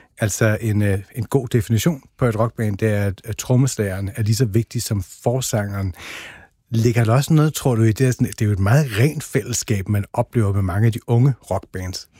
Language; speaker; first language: Danish; native; Danish